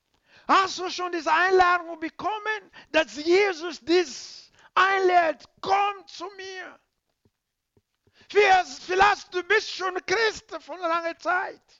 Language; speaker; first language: German; non-native, learner; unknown